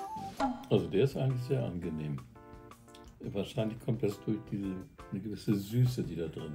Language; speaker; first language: German; native; German